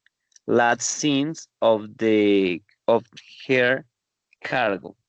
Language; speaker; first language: English; non-native, learner; Spanish